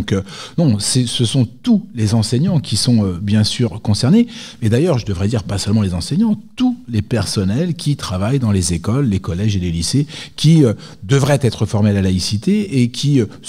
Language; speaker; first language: French; native; French